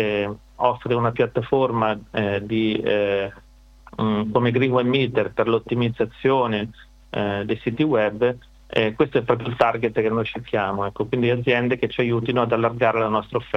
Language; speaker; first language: Italian; native; Italian